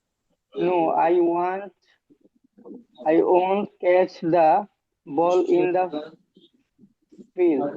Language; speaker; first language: English; non-native, learner; Bangla